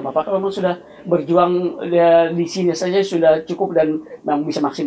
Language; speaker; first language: Indonesian; native; Indonesian